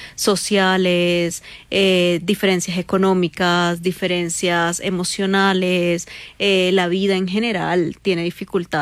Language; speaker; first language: Spanish; native; Spanish